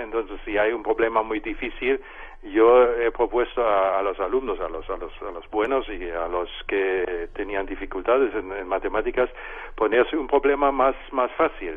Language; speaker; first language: Spanish; non-native, fluent; German